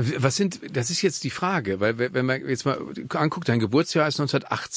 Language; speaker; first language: German; native; German